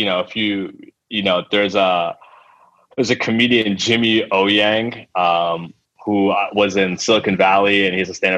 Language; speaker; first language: English; early bilingual, other home language; Telugu